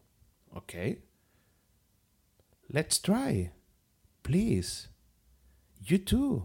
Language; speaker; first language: English; non-native, learner; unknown